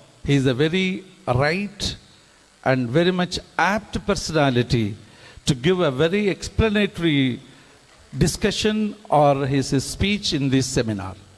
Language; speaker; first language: English; non-native, local second language; Tamil